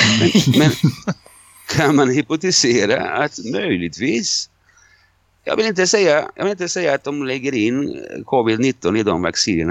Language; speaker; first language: Swedish; non-native, fluent; Italian